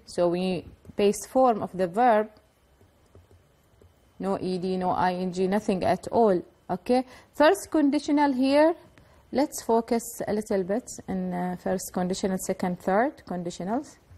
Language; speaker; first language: English; non-native, fluent; Arabic